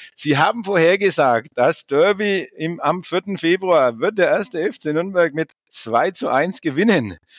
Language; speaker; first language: German; native; German